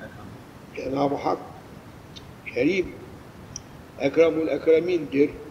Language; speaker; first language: Turkish; native; Turkish